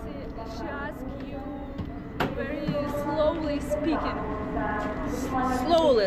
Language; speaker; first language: English; non-native, learner; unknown